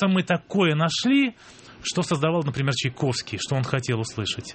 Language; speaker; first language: Russian; native; Russian